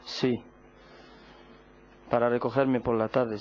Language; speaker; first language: Spanish; non-native, learner; Arabic